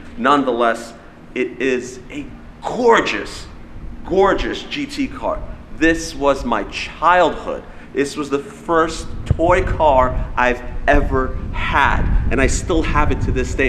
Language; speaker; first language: English; native; English